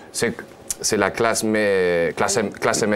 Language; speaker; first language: French; non-native, learner; Spanish